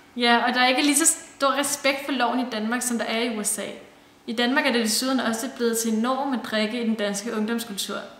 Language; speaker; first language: Danish; native; Danish